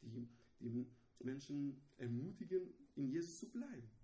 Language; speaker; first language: German; non-native, learner; Persian